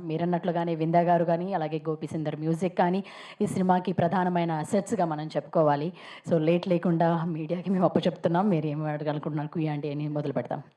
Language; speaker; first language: Telugu; native; Telugu